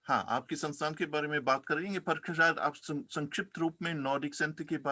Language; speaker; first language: Hindi; non-native, fluent; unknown